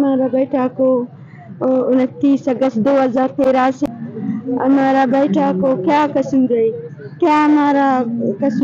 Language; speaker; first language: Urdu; non-native, local second language; Brahui